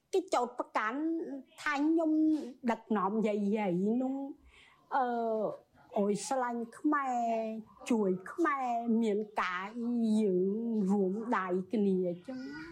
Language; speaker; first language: Khmer; native; Khmer